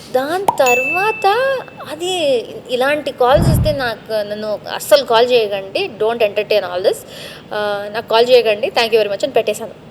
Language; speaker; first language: Telugu; non-native, local second language; Tamil